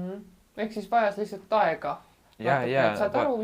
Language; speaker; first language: Estonian; native; Estonian